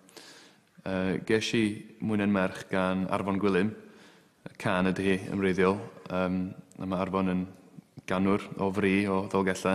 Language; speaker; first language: Welsh; native; Welsh